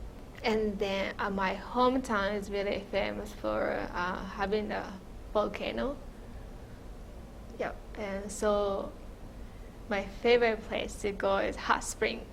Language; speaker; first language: English; non-native, fluent; Japanese